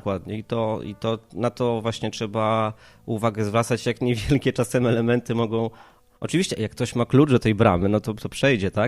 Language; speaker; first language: Polish; native; Polish